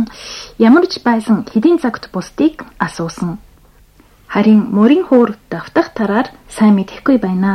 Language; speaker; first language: Mongolian; non-native, fluent; Japanese